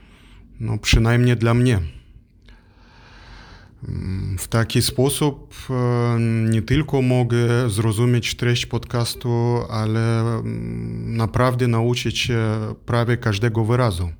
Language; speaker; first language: Polish; non-native, learner; German